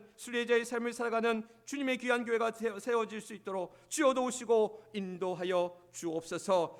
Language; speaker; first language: Korean; native; Korean